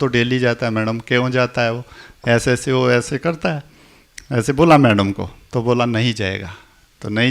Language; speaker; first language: Hindi; native; Hindi